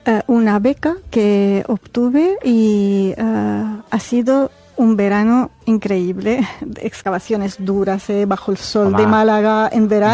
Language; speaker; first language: Spanish; non-native, fluent; Arabic